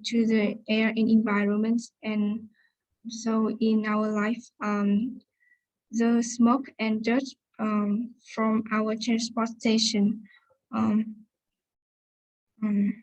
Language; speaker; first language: English; non-native, learner; Vietnamese